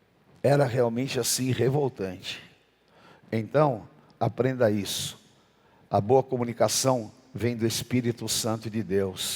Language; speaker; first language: Portuguese; native; Portuguese